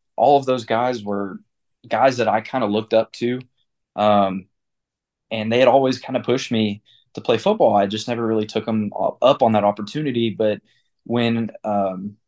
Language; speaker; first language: English; native; English